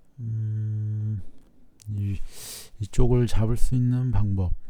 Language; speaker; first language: Korean; native; Korean